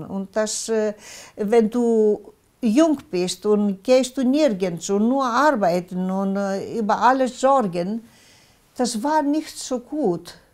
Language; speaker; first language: German; non-native, local second language; Greek